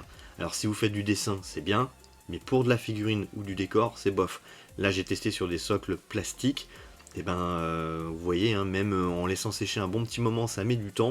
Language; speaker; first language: French; native; French